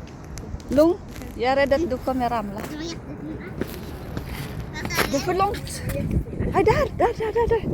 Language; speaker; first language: Swedish; non-native, fluent; Filipino